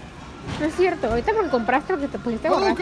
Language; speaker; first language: Spanish; native; Spanish